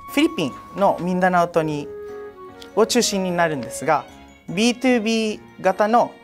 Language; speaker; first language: Japanese; early bilingual, other home language; Cebuano